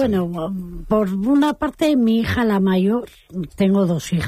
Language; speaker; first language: Spanish; native; Spanish